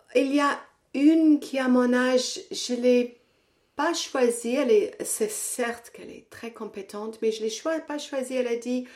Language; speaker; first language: French; non-native, fluent; English